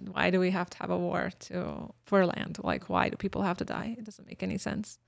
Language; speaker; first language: English; early bilingual, other home language; Bosnian